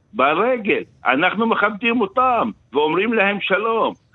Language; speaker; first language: Hebrew; non-native, local second language; Arabic